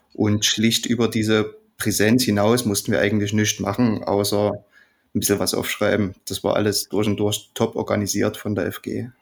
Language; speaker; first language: German; native; German